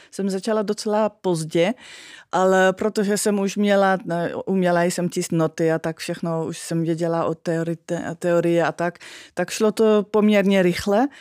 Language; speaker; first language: Czech; non-native, fluent; Dutch